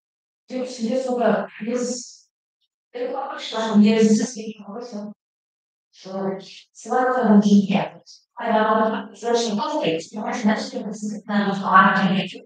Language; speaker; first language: Russian; non-native, local second language; Kazakh